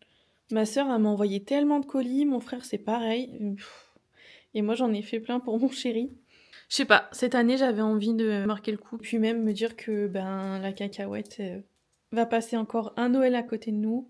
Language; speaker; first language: French; native; French